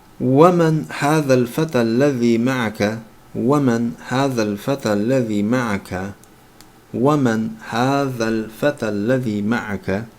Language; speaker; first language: Arabic; non-native, fluent; Turkish